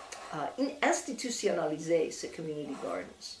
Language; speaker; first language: French; non-native, fluent; English